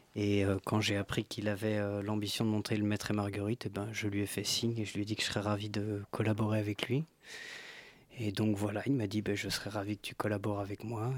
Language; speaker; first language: French; native; French